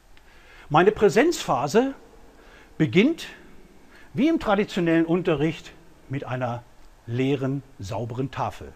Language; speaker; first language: German; native; German